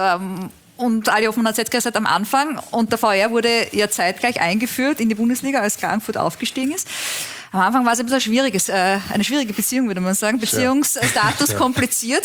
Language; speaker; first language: German; native; German